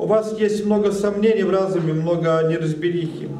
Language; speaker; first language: Russian; native; Russian